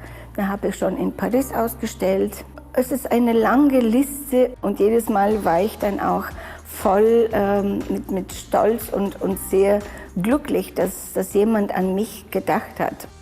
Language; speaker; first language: German; non-native, fluent; Bulgarian